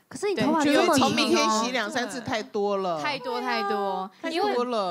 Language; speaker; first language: Chinese; native; Chinese